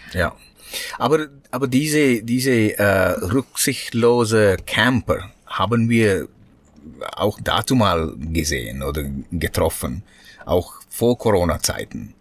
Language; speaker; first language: German; non-native, fluent; Sinhala